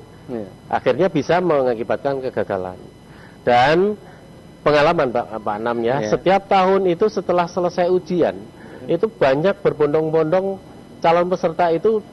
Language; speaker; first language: Indonesian; native; Indonesian